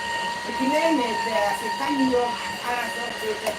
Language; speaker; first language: Dutch; non-native, learner; Kikuyu